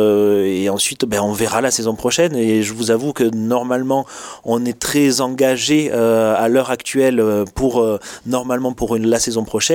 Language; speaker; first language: French; native; French